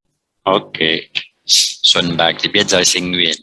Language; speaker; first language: Vietnamese; non-native, fluent; French